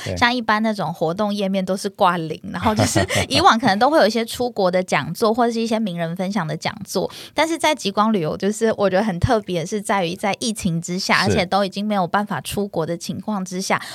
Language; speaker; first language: Chinese; native; Chinese